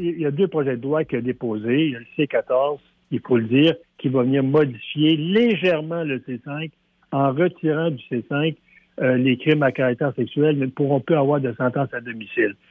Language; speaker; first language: French; native; French